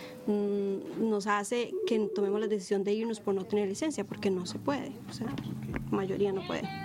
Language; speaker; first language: Spanish; native; Spanish